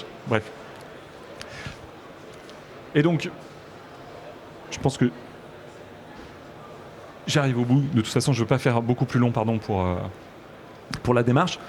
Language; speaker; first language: French; native; French